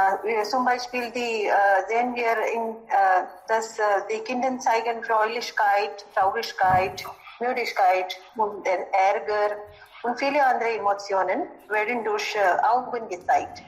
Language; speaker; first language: German; non-native, learner; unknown